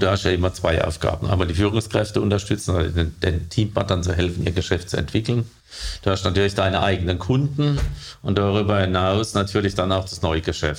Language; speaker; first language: German; native; German